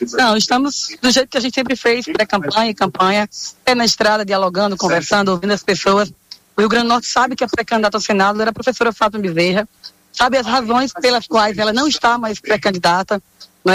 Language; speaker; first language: Portuguese; native; Portuguese